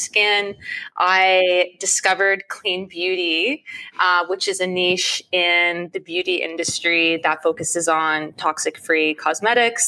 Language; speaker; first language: English; native; English